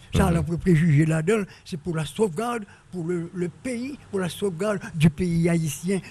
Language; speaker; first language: French; native; French